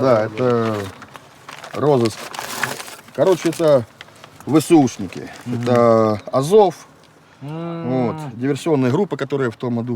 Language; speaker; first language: Russian; native; Russian